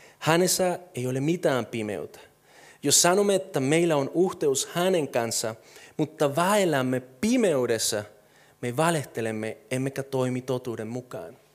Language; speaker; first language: Finnish; non-native, fluent; Spanish